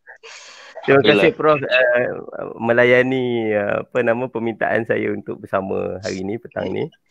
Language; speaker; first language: Malay; native; Malay